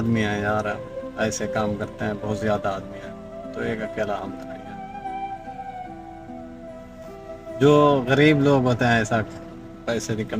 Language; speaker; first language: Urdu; non-native, local second language; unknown